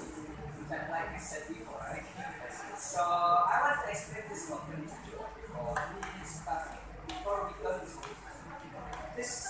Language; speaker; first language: English; non-native, learner; Indonesian